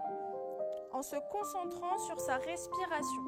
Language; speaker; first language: French; native; French